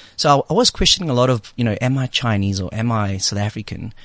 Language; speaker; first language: English; native; English